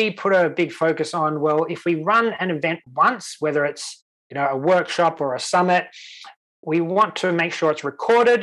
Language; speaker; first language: English; native; English